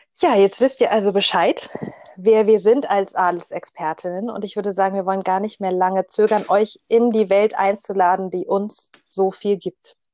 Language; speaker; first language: German; native; German